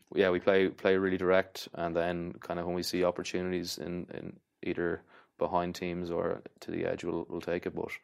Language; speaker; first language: English; native; English